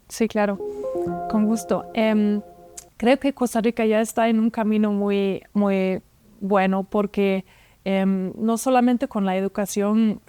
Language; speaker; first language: Spanish; non-native, fluent; German